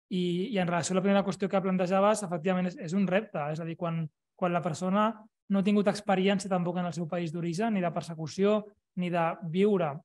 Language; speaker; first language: Catalan; native; Catalan